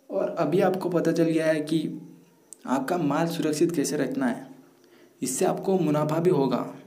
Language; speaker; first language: Hindi; non-native, local second language; Marathi